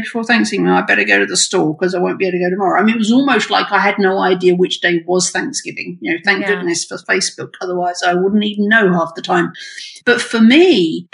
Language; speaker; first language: English; native; English